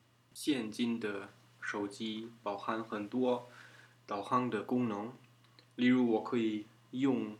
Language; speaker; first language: Chinese; non-native, fluent; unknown